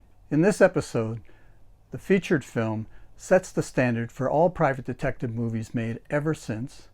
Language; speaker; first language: English; native; English